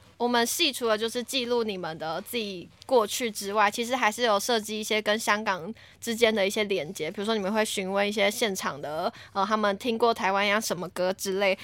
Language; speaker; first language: Chinese; native; Chinese